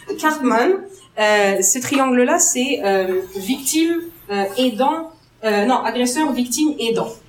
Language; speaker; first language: French; non-native, local second language; Arabic